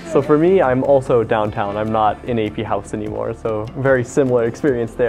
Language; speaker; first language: English; native; English